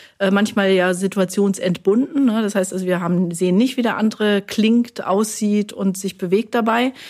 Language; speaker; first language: German; native; German